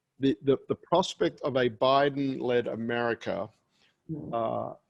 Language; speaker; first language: English; native; English